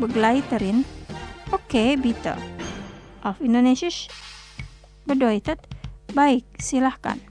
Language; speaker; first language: German; non-native, fluent; Indonesian